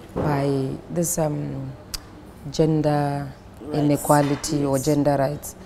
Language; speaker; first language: English; non-native, local second language; Fula